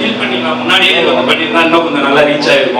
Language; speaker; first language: Tamil; native; Tamil